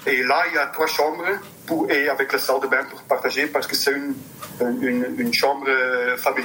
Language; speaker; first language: French; non-native, local second language; Dutch